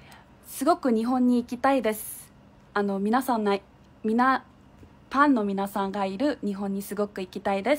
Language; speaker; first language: Japanese; non-native, fluent; Korean